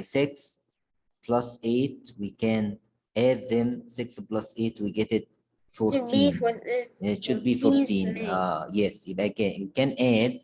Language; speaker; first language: English; non-native, fluent; Arabic